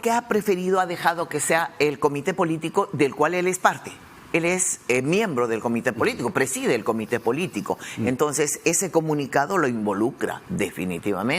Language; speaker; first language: Spanish; native; Spanish